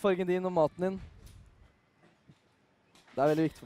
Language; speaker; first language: Norwegian; native; Norwegian